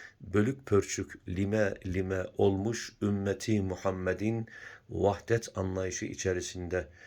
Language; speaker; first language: Turkish; native; Turkish